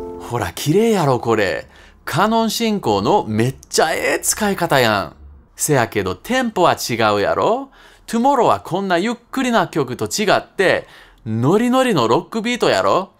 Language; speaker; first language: Japanese; non-native, fluent; English